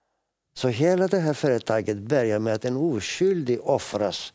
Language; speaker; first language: Swedish; non-native, fluent; Greek